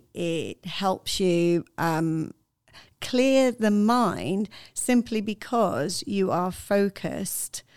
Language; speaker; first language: English; non-native, fluent; Arabic